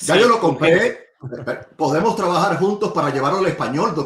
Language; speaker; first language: Spanish; native; Spanish